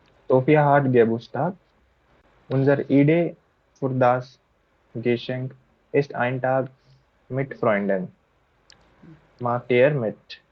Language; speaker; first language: German; non-native, learner; Hindi